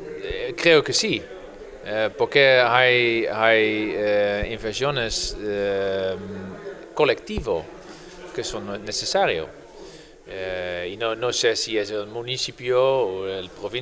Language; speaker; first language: Spanish; non-native, learner; Dutch